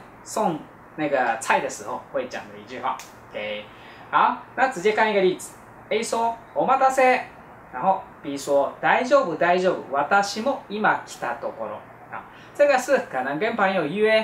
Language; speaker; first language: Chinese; non-native, fluent; Japanese